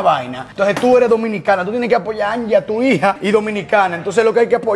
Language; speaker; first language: Spanish; native; Spanish